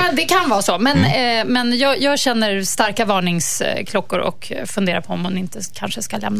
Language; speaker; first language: Swedish; native; Swedish